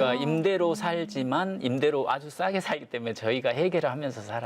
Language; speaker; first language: Korean; native; Korean